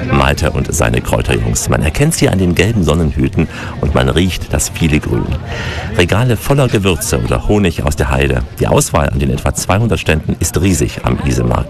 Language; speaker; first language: German; native; German